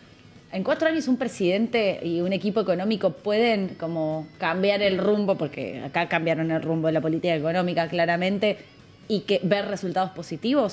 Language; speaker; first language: Spanish; native; Spanish